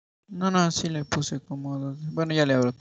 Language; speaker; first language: Spanish; native; Spanish